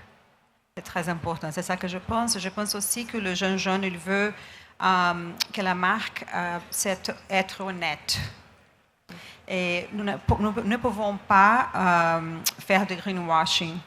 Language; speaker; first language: French; non-native, learner; Portuguese